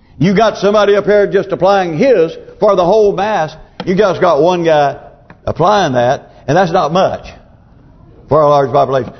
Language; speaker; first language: English; native; English